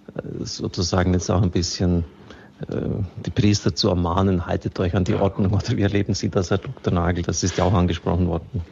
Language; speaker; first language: German; native; German